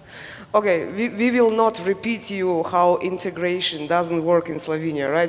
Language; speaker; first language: English; non-native, fluent; Slovenian